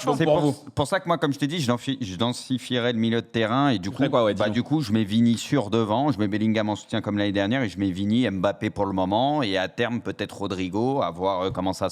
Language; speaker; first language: French; native; French